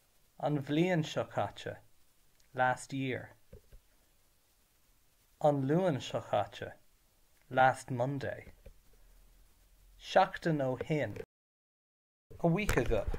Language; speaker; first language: Irish; non-native, learner; English